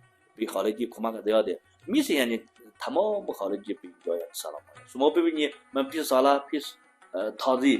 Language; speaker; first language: Persian; non-native, learner; Chinese